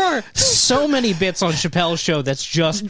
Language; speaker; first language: English; native; English